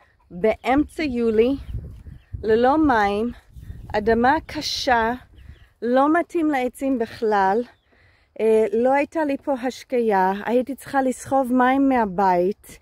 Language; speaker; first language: Hebrew; non-native, fluent; English